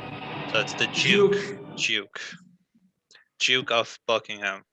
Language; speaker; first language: English; non-native, fluent; Spanish